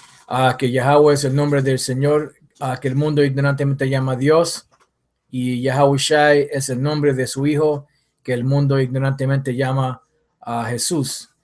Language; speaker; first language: Spanish; early bilingual, heritage; English